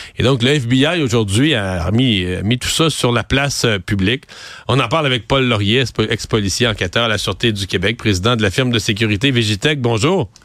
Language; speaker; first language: French; native; French